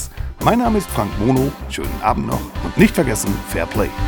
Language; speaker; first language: German; native; German